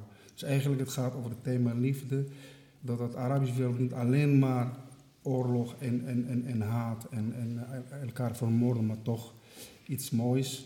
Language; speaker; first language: Dutch; non-native, local second language; Arabic